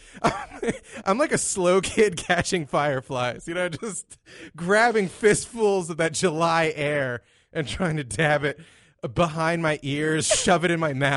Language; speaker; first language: English; native; English